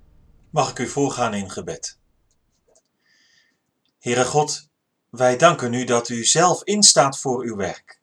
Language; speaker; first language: Dutch; native; Dutch